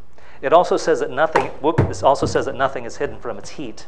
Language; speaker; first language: English; native; English